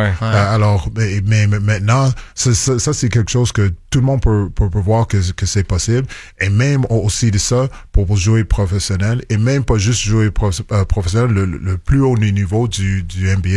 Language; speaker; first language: French; non-native, local second language; English